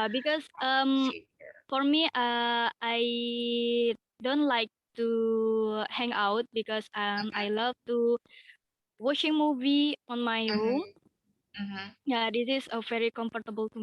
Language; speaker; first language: English; non-native, learner; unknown